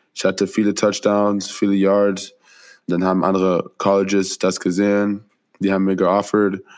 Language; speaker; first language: German; non-native, fluent; English